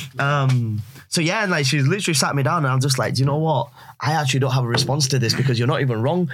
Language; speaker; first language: English; early bilingual, other home language; Urdu